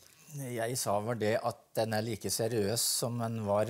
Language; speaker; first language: Norwegian; native; Norwegian